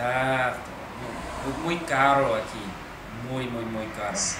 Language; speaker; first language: Spanish; non-native, learner; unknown